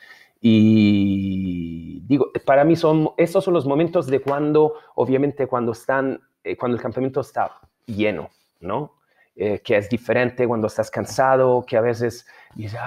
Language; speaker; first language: Spanish; non-native, fluent; Italian